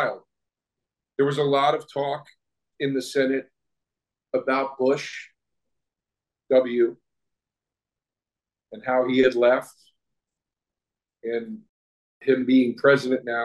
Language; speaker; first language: English; native; English